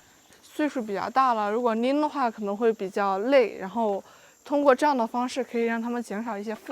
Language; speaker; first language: Chinese; native; Chinese